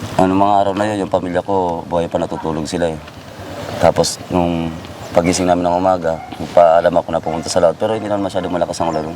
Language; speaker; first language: Filipino; non-native, local second language; Masbatenyo